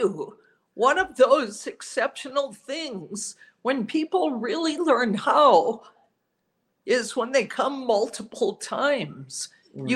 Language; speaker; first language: English; native; English